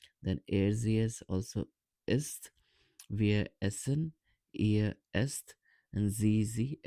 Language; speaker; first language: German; non-native, fluent; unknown